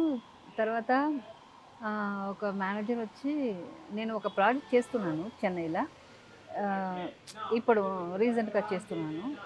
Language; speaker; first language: Telugu; non-native, local second language; Tamil